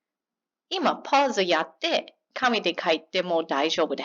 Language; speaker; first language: Japanese; non-native, learner; English